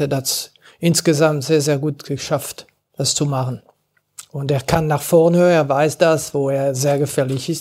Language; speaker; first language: German; non-native, fluent; French